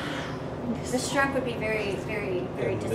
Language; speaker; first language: English; native; English